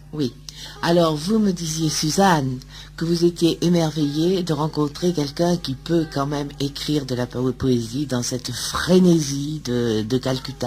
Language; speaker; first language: French; native; French